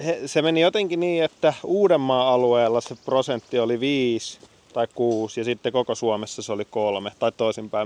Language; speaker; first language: Finnish; native; Finnish